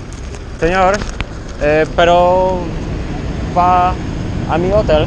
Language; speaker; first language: Spanish; non-native, learner; Polish